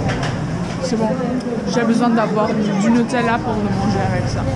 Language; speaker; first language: French; non-native, learner; German